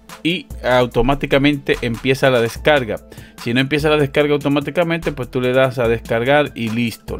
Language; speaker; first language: Spanish; native; Spanish